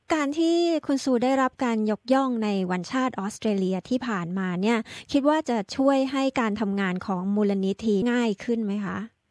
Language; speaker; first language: Thai; native; Thai